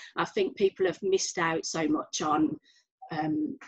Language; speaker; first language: English; native; English